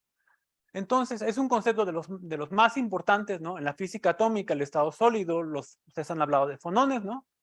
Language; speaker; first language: Spanish; native; Spanish